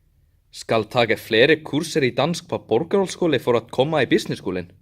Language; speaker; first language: Danish; non-native, learner; Icelandic